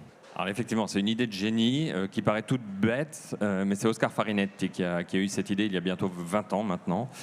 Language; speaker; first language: French; native; French